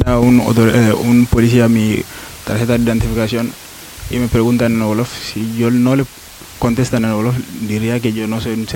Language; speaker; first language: Spanish; non-native, learner; Wolof